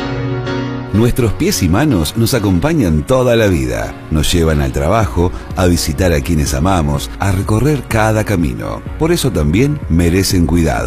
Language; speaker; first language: Spanish; native; Spanish